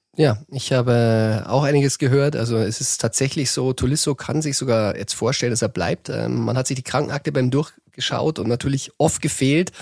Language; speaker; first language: German; native; German